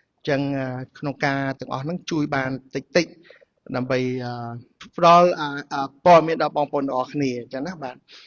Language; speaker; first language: Khmer; native; Khmer